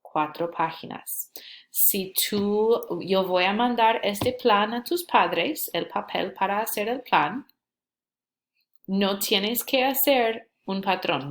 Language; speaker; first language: Spanish; non-native, fluent; English